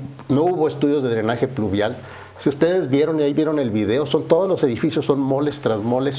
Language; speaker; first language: Spanish; native; Spanish